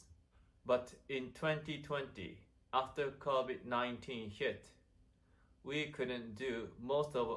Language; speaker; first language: English; non-native, fluent; Japanese